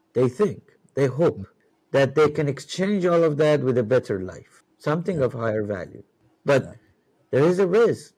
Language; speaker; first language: English; non-native, fluent; Persian